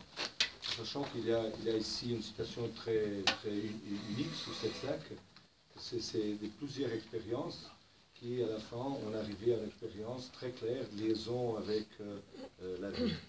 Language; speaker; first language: French; non-native, fluent; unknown